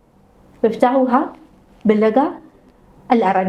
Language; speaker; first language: Arabic; non-native, learner; Indonesian